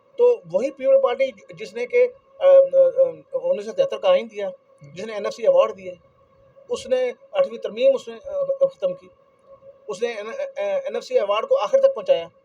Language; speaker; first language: Urdu; non-native, local second language; Punjabi